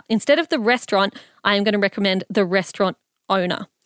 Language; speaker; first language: English; early bilingual, other home language; Hindi